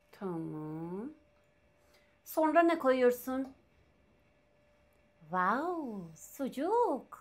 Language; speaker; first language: Turkish; non-native, learner; Persian